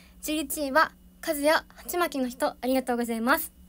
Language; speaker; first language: Japanese; native; Japanese